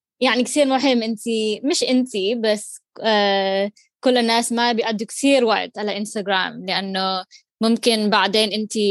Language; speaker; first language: Arabic; non-native, learner; English